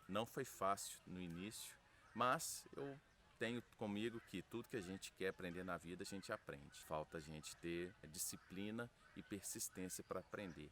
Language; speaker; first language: Portuguese; native; Portuguese